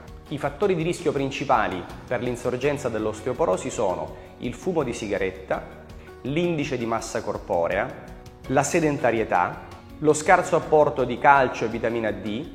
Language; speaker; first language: Italian; native; Italian